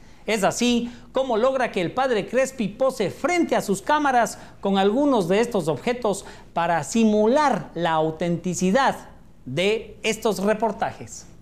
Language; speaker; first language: Spanish; native; Spanish